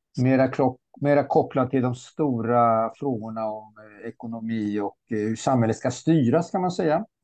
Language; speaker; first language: Swedish; early bilingual, other home language; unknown